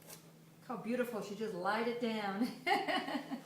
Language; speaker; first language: English; native; English